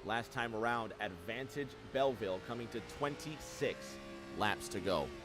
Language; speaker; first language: English; native; English